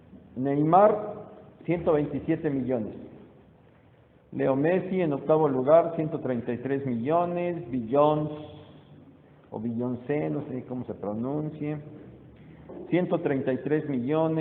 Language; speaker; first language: Spanish; native; Spanish